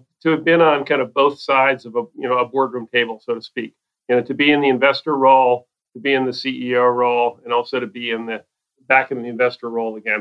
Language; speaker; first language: English; native; English